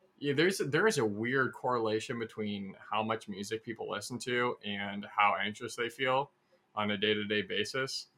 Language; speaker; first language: English; native; English